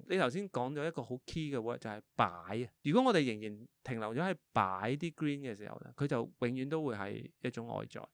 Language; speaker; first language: Cantonese; early bilingual, heritage; Cantonese